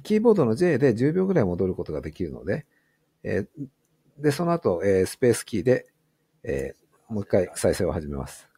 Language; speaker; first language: Japanese; native; Japanese